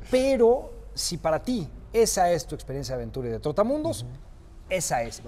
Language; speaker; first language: Spanish; native; Spanish